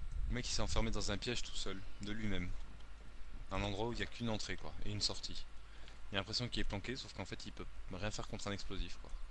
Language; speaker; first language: French; native; French